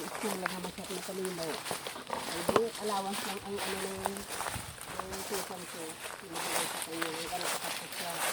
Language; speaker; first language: Filipino; non-native, local second language; Cebuano